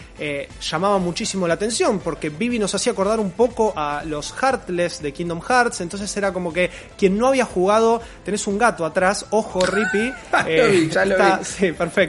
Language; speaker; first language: Spanish; native; Spanish